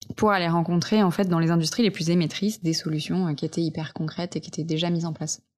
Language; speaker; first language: French; native; French